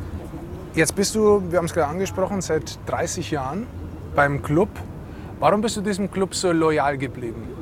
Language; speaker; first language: German; native; German